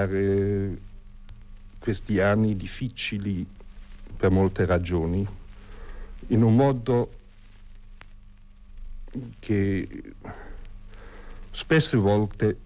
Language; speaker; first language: Italian; non-native, fluent; German